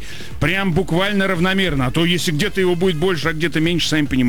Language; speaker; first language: Russian; native; Russian